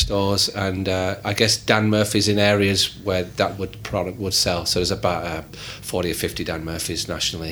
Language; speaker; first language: English; native; English